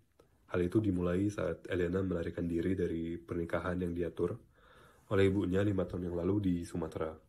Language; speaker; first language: Indonesian; non-native, fluent; French